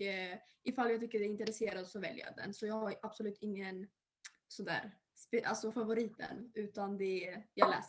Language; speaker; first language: Swedish; early bilingual, other home language; Serbian